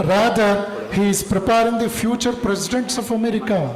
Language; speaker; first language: English; non-native, local second language; Kannada